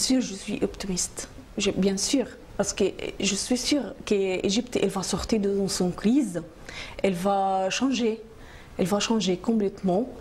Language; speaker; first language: French; non-native, learner; Arabic